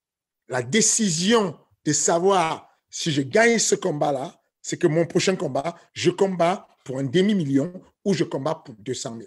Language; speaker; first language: French; native; French